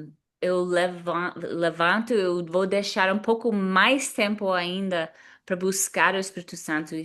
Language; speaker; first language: Portuguese; non-native, fluent; English